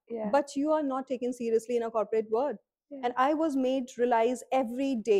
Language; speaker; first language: English; non-native, local second language; Hindi